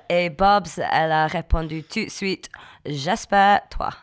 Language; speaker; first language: French; non-native, learner; English